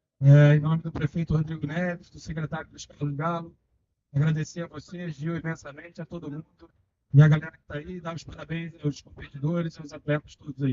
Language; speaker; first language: Portuguese; native; Portuguese